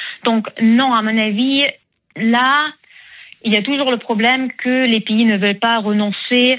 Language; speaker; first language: French; non-native, fluent; German